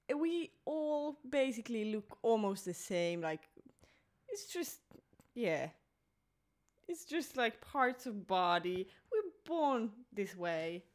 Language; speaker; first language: English; non-native, fluent; Finnish